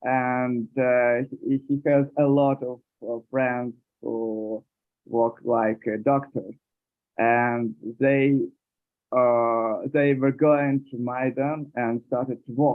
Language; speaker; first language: English; non-native, learner; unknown